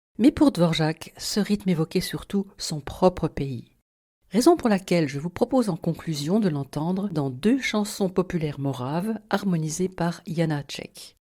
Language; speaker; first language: French; native; French